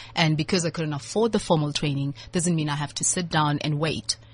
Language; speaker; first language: English; non-native, local second language; Southern Sotho